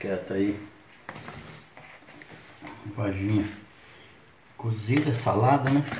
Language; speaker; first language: Portuguese; native; Portuguese